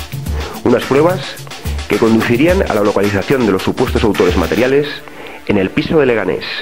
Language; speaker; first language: Spanish; native; Spanish